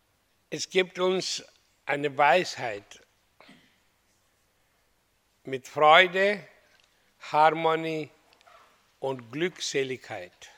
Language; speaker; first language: German; non-native, fluent; Hindi